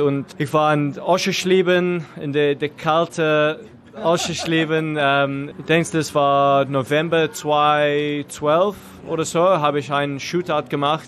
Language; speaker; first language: German; non-native, learner; English